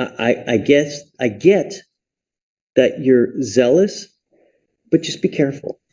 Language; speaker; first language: English; native; English